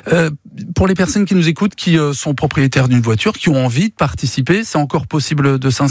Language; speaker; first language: French; native; French